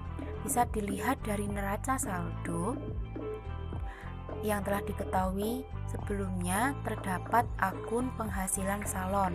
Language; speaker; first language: Indonesian; native; Indonesian